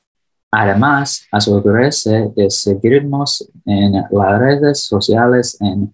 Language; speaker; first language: Spanish; early bilingual, heritage; English